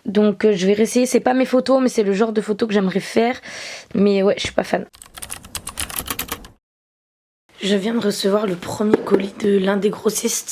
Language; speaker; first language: French; native; French